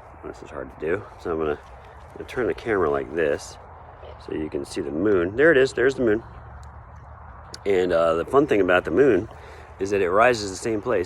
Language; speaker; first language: English; native; English